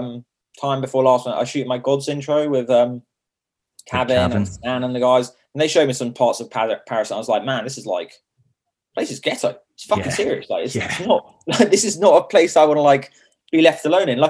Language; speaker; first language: English; native; English